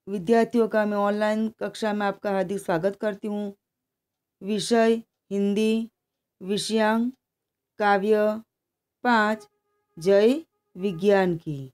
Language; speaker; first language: Hindi; non-native, local second language; Gujarati